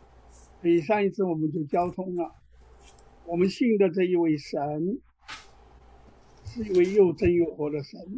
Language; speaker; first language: Chinese; native; Chinese